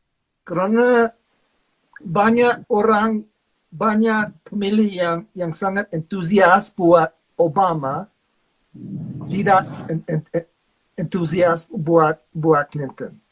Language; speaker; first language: Indonesian; non-native, fluent; English